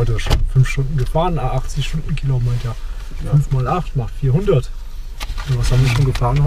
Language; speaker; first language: German; native; German